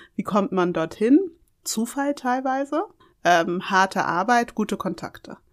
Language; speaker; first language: German; early bilingual, other home language; Yoruba